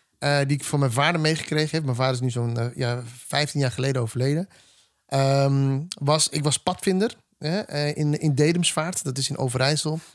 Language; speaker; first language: Dutch; native; Dutch